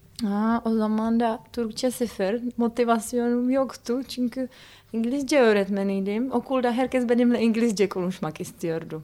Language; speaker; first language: Turkish; non-native, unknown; Czech